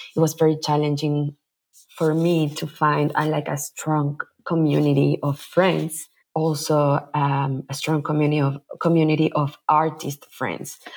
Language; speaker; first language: English; non-native, fluent; Spanish